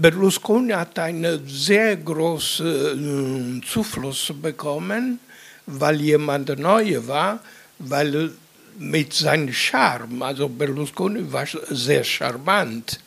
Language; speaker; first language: German; non-native, fluent; Italian